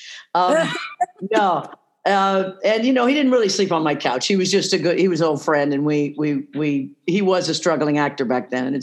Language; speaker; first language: English; native; English